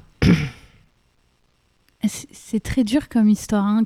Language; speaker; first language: French; native; French